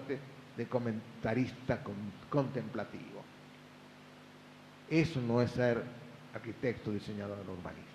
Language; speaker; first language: Spanish; native; Spanish